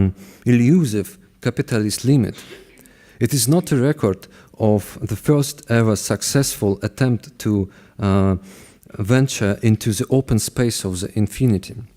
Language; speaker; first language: English; non-native, fluent; Russian